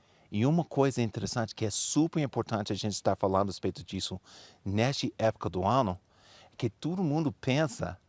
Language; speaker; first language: Portuguese; non-native, fluent; English